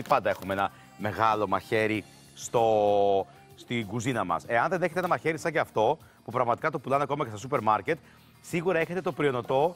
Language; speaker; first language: Greek; native; Greek